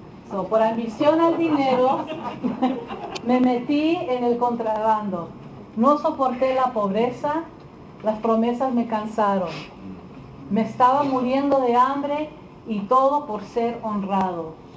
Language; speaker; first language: Spanish; early bilingual, heritage; Spanish